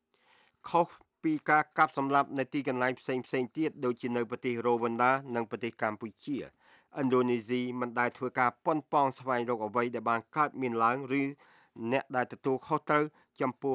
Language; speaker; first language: Khmer; native; Khmer